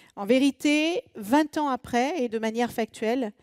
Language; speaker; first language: French; native; French